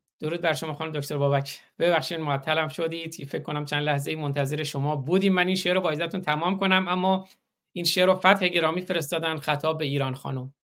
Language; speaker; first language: Persian; native; Persian